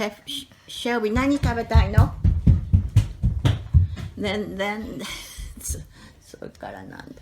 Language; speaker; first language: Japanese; native; Japanese